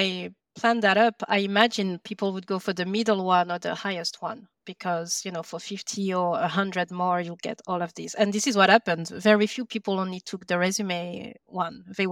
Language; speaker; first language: English; non-native, fluent; French